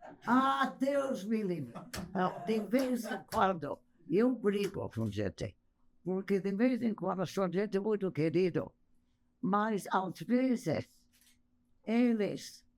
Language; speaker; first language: Portuguese; non-native, fluent; English